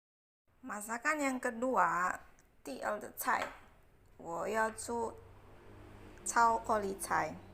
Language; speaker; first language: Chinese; non-native, learner; Indonesian